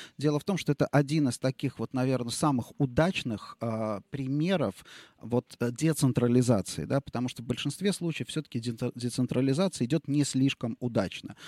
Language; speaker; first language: Russian; native; Russian